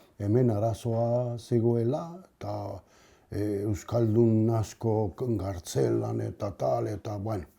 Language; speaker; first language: Basque; non-native, local second language; Spanish